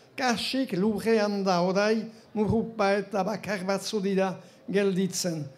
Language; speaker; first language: Basque; native; Basque